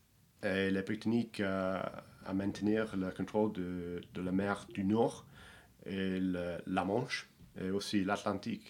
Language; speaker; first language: French; non-native, fluent; English